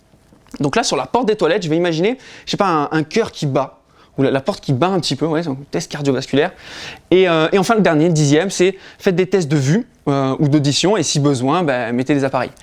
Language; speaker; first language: French; native; French